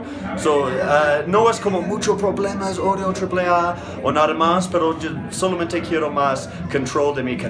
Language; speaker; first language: Spanish; non-native, learner; English